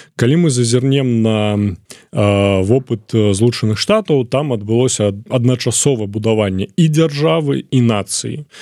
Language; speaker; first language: Belarusian; non-native, local second language; Russian